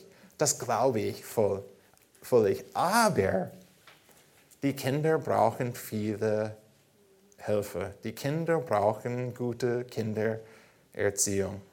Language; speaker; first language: German; non-native, fluent; English